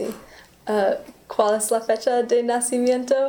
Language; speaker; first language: Spanish; non-native, learner; English